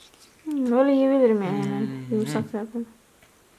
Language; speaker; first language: Turkish; non-native, learner; Indonesian